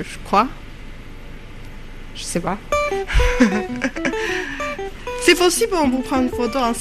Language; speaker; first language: French; non-native, fluent; Chinese